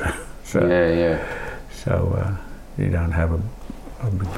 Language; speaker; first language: English; native; English